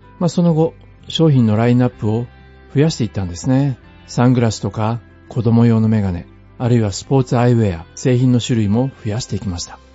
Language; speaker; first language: Japanese; native; Japanese